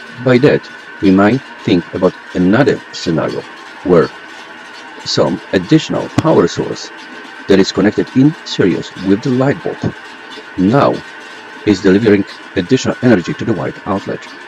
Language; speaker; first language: English; non-native, fluent; Polish